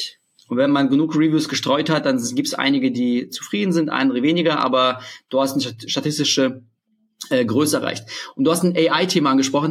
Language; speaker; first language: German; early bilingual, other home language; Russian